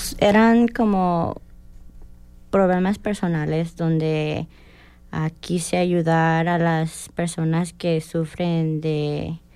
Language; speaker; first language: Spanish; early bilingual, heritage; Spanish